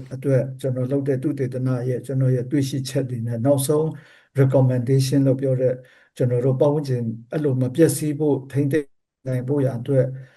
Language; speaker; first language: Burmese; non-native, local second language; Kachin